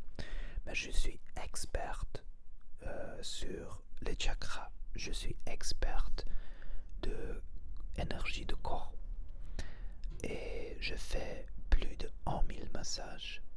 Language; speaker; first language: French; non-native, learner; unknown